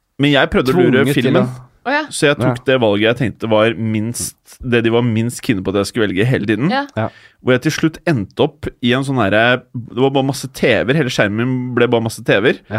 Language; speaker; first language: Norwegian; native; Norwegian